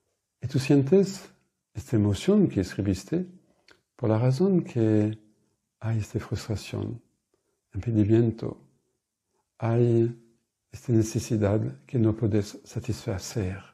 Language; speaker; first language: Spanish; non-native, fluent; French